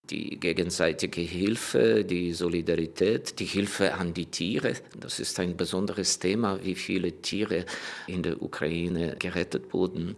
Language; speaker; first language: German; non-native, fluent; Ukrainian